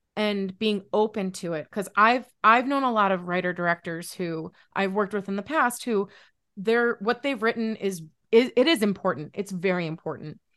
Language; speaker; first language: English; native; English